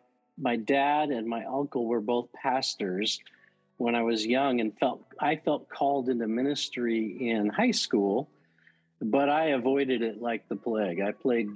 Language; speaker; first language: English; native; English